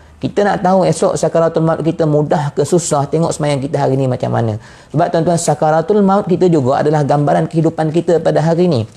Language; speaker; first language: Malay; native; Malay